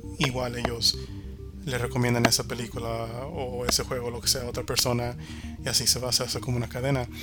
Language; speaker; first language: Spanish; early bilingual, heritage; Spanish